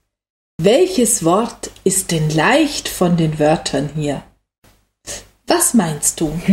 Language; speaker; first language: German; native; German